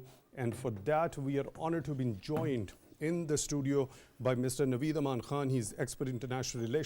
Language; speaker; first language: English; non-native, local second language; Urdu